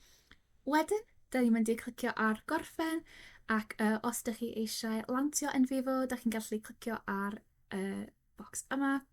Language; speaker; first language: Welsh; non-native, local second language; English